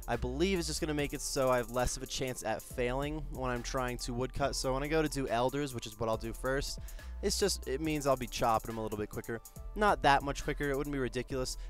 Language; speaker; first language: English; native; English